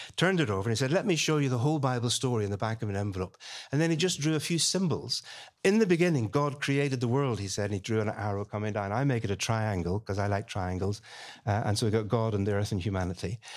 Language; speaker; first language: English; native; English